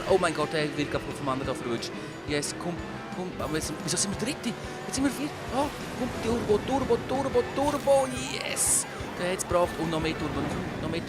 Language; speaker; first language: German; native; German